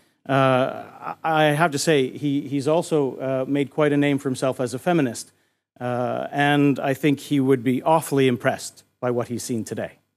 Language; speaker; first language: English; native; English